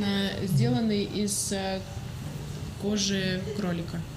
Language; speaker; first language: Russian; native; Russian